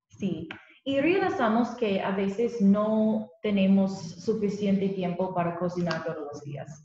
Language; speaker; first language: Spanish; non-native, learner; English